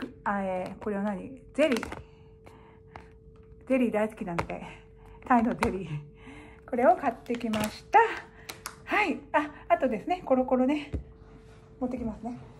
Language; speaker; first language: Japanese; native; Japanese